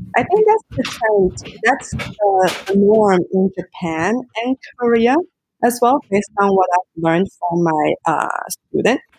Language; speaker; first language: English; non-native, fluent; Chinese